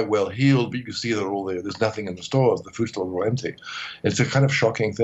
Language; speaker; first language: English; native; English